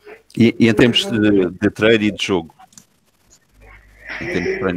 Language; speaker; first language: Portuguese; native; Portuguese